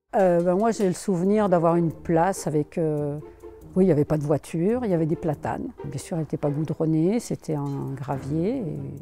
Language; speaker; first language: French; native; French